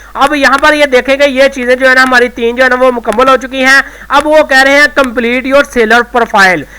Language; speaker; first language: Urdu; non-native, local second language; Punjabi